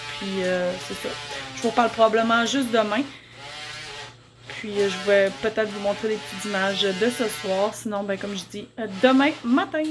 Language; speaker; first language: French; native; French